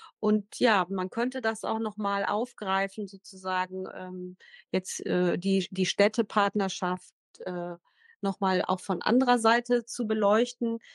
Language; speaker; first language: German; native; German